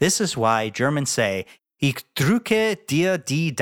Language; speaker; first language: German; non-native, learner; English